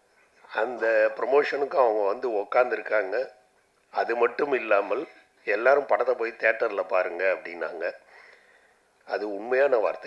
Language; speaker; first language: Tamil; native; Tamil